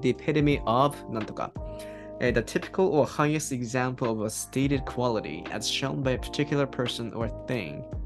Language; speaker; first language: English; non-native, fluent; Japanese